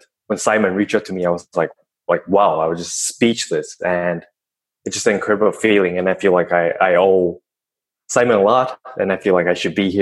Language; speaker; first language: English; non-native, fluent; Chinese